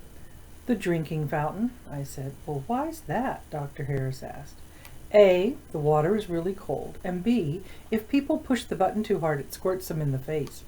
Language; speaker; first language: English; native; English